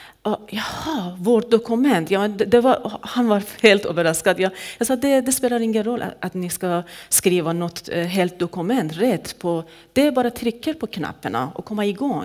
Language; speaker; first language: Swedish; non-native, fluent; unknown